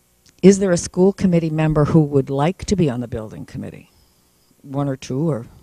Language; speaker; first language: English; native; English